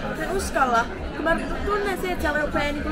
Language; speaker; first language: Finnish; non-native, fluent; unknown